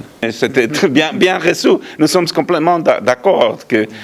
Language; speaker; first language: French; non-native, fluent; English